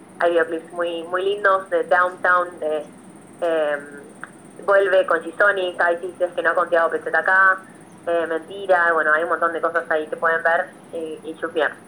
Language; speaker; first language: Spanish; early bilingual, other home language; English